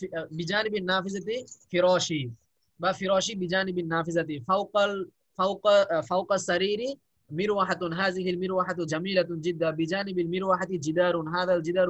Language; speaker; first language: Arabic; non-native, fluent; Bangla